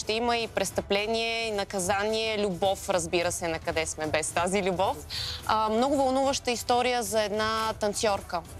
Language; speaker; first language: Bulgarian; early bilingual, other home language; Ukrainian